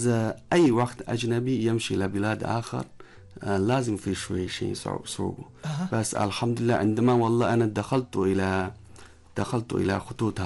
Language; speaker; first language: Arabic; non-native, learner; Chinese